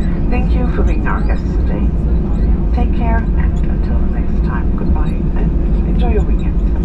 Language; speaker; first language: English; non-native, fluent; German